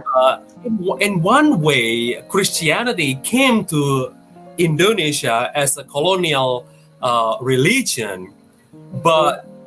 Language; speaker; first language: English; non-native, fluent; Indonesian